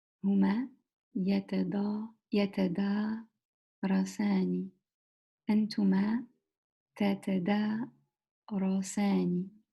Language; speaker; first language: Arabic; non-native, learner; English